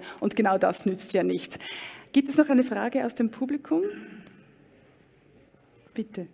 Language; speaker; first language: German; native; German